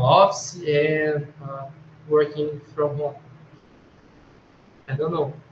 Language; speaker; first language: English; non-native, learner; Portuguese